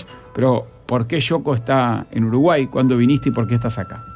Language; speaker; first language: Spanish; native; Spanish